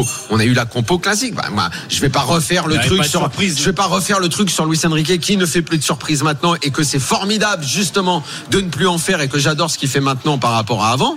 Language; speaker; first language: French; native; French